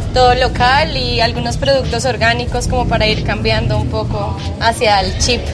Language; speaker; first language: Spanish; native; Spanish